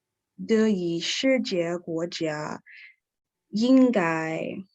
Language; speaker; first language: Chinese; non-native, learner; English